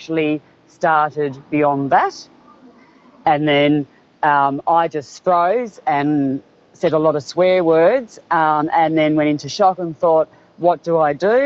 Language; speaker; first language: English; native; English